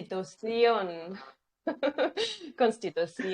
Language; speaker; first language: Spanish; non-native, fluent; Russian